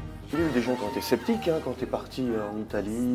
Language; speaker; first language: French; native; French